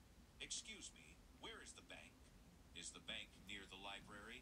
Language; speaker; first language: English; non-native, learner; Japanese